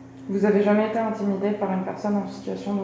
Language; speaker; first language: French; native; French